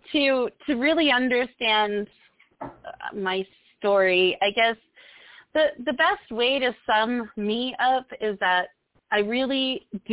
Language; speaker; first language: English; native; English